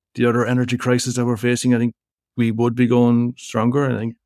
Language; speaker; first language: English; native; English